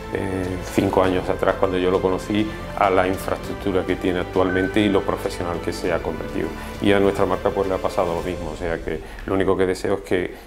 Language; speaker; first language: Spanish; native; Spanish